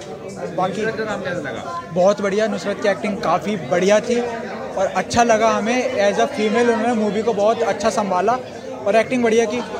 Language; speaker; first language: Hindi; native; Hindi